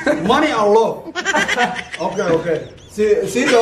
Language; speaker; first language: English; non-native, learner; Somali